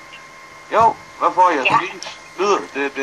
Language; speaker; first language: Danish; native; Danish